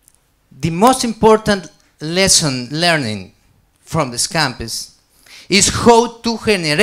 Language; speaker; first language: English; non-native, learner; Spanish